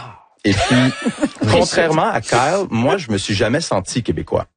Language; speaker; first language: French; early bilingual, heritage; French